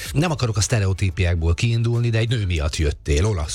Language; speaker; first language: Hungarian; native; Hungarian